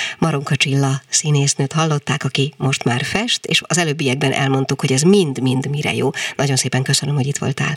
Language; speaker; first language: Hungarian; native; Hungarian